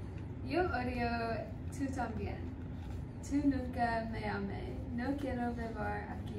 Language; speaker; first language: Spanish; non-native, learner; English